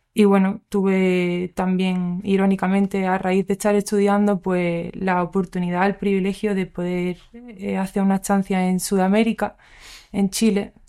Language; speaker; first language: Spanish; early bilingual, other home language; English